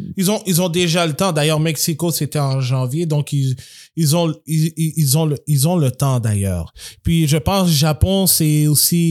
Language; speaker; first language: French; native; French